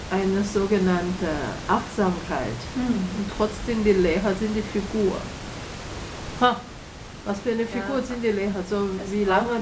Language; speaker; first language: German; non-native, learner; Chinese